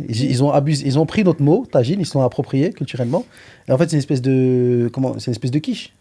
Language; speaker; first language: French; early bilingual, other home language; Arabic